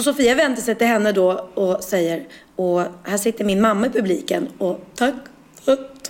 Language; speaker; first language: Swedish; native; Swedish